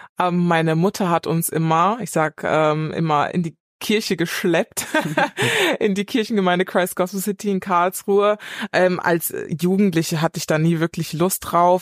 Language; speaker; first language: German; native; German